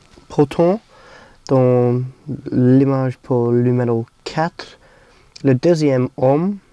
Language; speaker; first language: French; non-native, learner; English